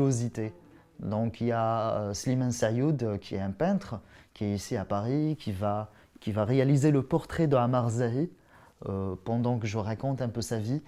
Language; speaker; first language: French; non-native, local second language; Arabic